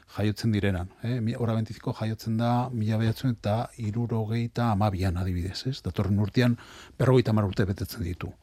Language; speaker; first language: Basque; non-native, local second language; Spanish